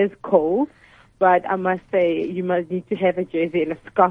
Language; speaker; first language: English; non-native, local second language; Zulu